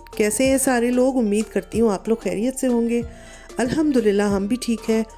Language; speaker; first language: Urdu; native; Urdu